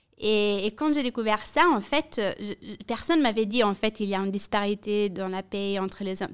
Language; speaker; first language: French; non-native, fluent; Italian